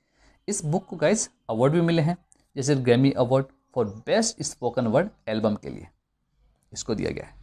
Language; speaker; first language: Hindi; native; Hindi